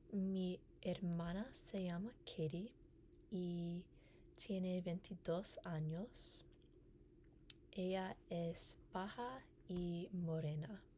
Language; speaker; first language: Spanish; non-native, learner; English